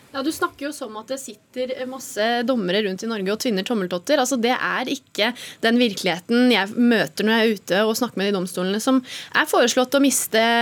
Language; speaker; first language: Norwegian; native; Norwegian